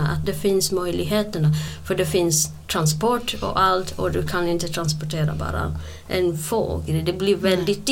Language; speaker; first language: Swedish; non-native, fluent; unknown